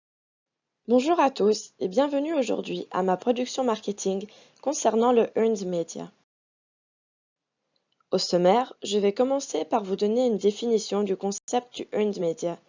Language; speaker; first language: French; native; French